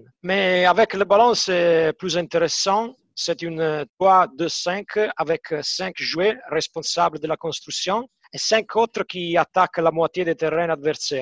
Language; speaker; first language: French; non-native, fluent; Italian